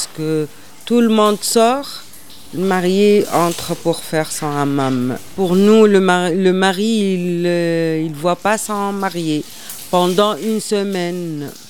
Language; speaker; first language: French; non-native, local second language; Arabic